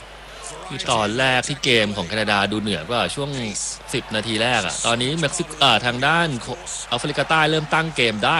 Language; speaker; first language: Thai; native; Thai